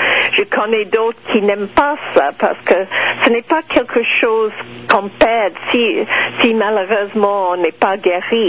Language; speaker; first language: French; non-native, local second language; English